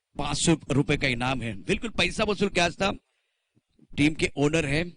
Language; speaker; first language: Hindi; non-native, local second language; Marathi